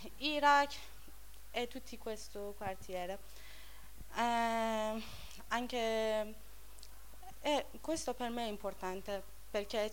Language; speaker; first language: Italian; non-native, learner; Persian